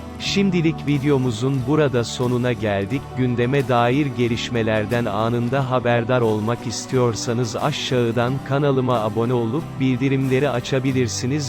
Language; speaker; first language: Turkish; native; Turkish